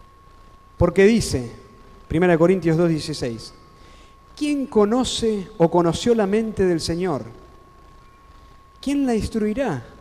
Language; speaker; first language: Spanish; native; Spanish